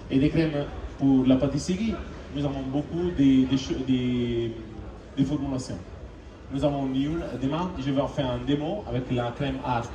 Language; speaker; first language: French; non-native, learner; Italian